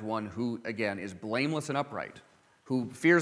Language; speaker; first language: English; native; English